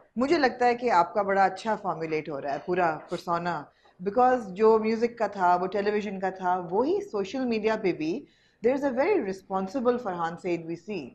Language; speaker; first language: Urdu; native; Urdu